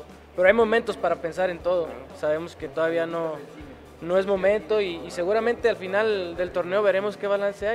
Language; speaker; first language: Spanish; native; Spanish